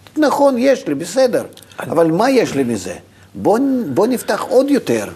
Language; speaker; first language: Hebrew; non-native, fluent; Russian